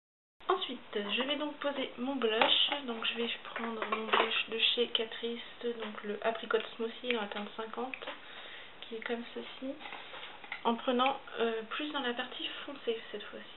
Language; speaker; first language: French; native; French